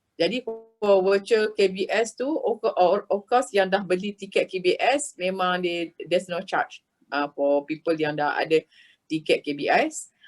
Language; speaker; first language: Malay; native; Malay